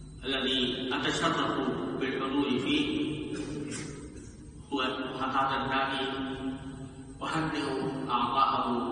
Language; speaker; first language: Arabic; non-native, fluent; Urdu